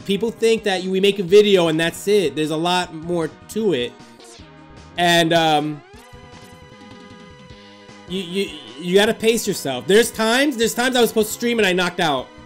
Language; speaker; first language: English; native; English